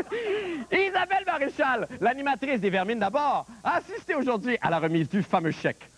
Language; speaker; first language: French; native; French